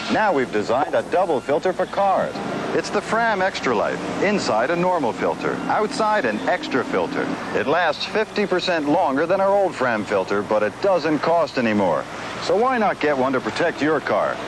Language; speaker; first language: English; native; English